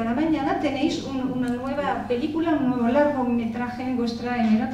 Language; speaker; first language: Spanish; native; Spanish